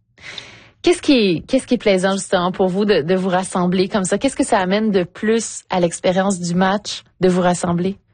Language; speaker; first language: French; native; French